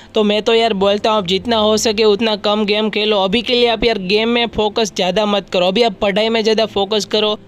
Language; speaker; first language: Hindi; non-native, local second language; Gujarati